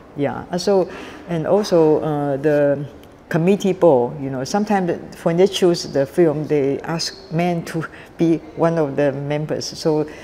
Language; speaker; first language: English; non-native, learner; Chinese